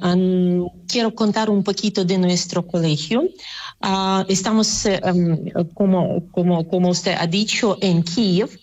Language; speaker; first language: Spanish; non-native, fluent; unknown